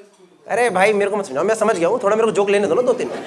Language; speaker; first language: Hindi; native; Hindi